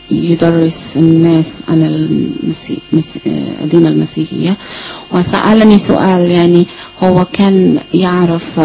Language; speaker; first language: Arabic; non-native, learner; English